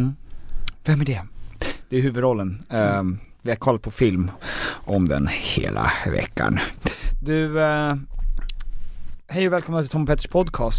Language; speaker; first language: Swedish; native; Swedish